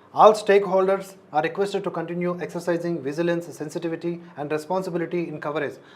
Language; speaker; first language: English; non-native, local second language; Telugu